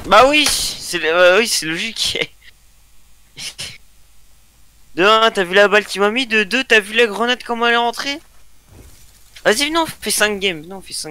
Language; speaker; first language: French; native; French